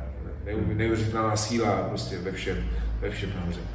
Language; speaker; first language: Czech; native; Czech